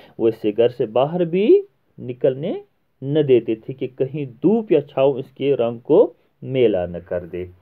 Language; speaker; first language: Urdu; non-native, local second language; Kashmiri